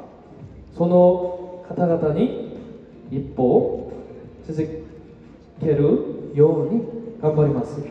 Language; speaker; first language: Japanese; non-native, learner; Korean